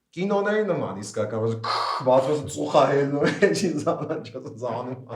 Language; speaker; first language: Armenian; early bilingual, heritage; Armenian